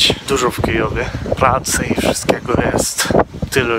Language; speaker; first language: Polish; non-native, fluent; Ukrainian